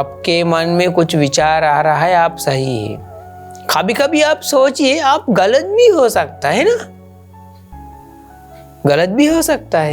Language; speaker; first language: Hindi; non-native, local second language; Sinhala